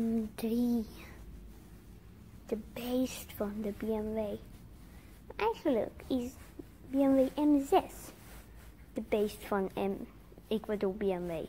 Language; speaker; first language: Dutch; non-native, learner; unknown